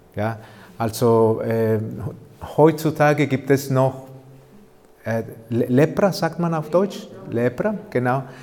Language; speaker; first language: German; non-native, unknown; Spanish